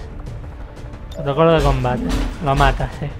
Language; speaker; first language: Spanish; native; Spanish